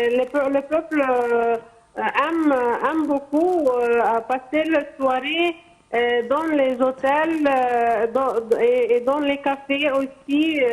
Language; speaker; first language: French; non-native, fluent; Arabic